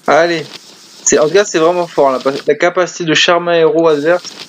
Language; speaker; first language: French; native; French